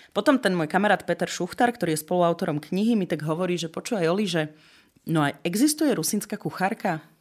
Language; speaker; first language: Slovak; native; Slovak